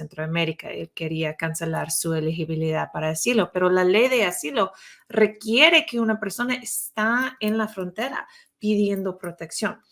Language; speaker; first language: Spanish; non-native, fluent; English